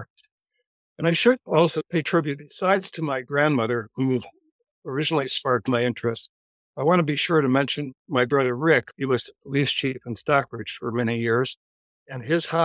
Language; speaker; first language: English; native; English